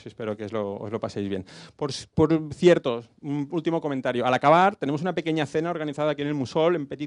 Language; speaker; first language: Spanish; native; Spanish